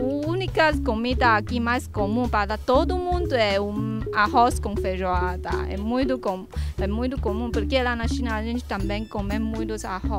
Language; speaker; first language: Spanish; non-native, learner; Chinese